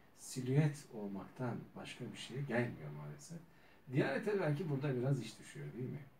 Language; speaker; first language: Turkish; native; Turkish